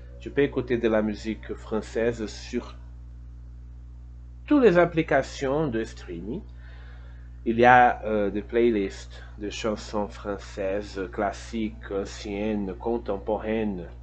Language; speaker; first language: French; non-native, fluent; Portuguese